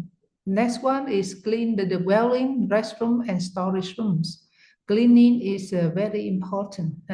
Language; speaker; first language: English; non-native, fluent; Vietnamese